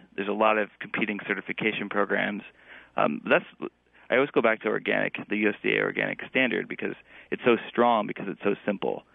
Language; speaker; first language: English; native; English